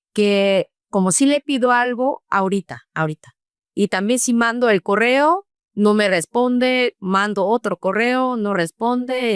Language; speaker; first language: Spanish; non-native, fluent; Korean